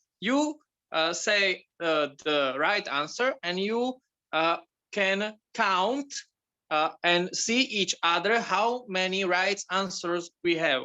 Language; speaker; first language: English; non-native, learner; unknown